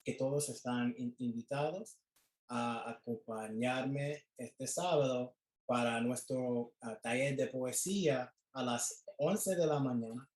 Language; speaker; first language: Spanish; early bilingual, other home language; English